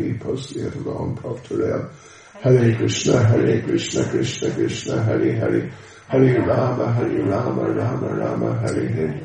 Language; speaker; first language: Russian; non-native, learner; English